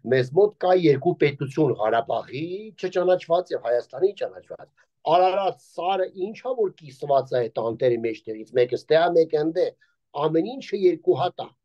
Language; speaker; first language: Armenian; native; Armenian